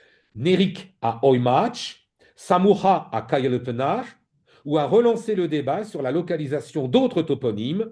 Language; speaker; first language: French; native; French